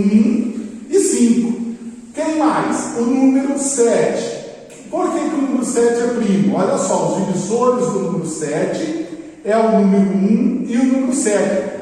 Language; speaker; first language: Portuguese; native; Portuguese